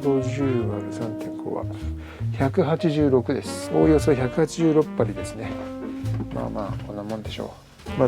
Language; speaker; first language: Japanese; native; Japanese